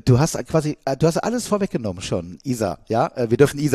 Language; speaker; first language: German; native; German